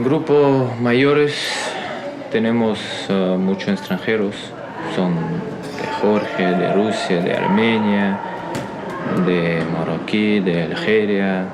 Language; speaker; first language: Spanish; non-native, fluent; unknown